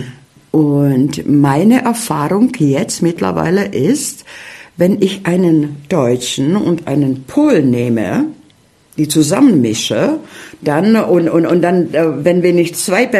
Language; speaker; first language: German; non-native, fluent; Czech